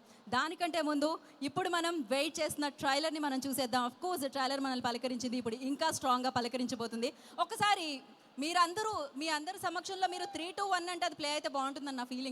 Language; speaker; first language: Telugu; native; Telugu